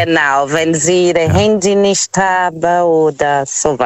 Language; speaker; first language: German; non-native, fluent; Portuguese